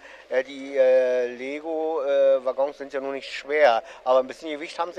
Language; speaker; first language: German; native; German